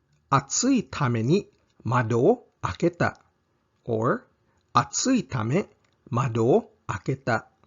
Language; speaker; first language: Japanese; non-native, fluent; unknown